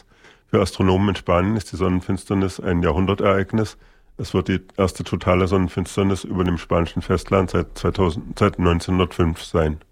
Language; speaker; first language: German; native; German